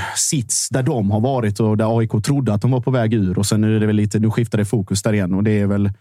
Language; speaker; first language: Swedish; non-native, fluent; Icelandic